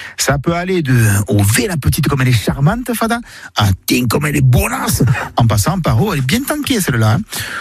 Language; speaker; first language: French; native; French